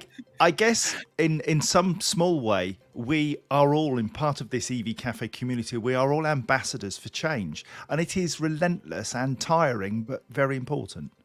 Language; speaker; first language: English; native; English